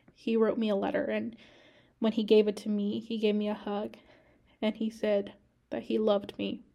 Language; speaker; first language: English; early bilingual, other home language; Spanish